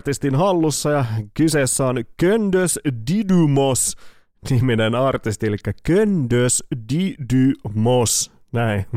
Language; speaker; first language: Finnish; native; Finnish